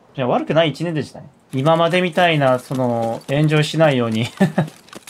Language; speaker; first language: Japanese; non-native, fluent; Korean